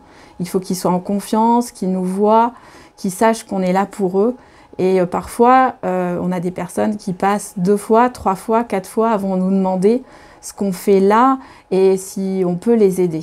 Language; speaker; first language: French; native; French